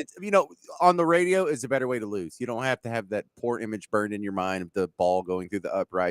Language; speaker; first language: English; native; English